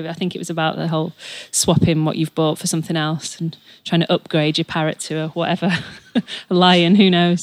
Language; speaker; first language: English; native; English